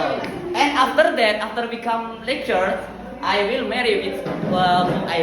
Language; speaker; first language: English; non-native, learner; Indonesian